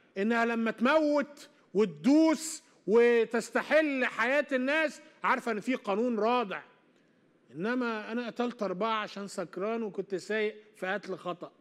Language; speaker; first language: Arabic; native; Arabic